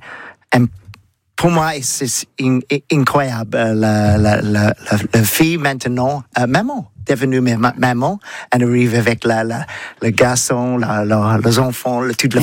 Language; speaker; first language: French; non-native, learner; English